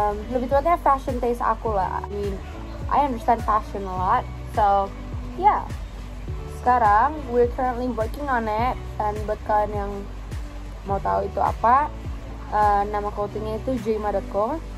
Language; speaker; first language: Indonesian; native; Indonesian